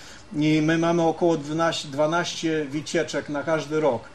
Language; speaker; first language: Polish; early bilingual, heritage; Polish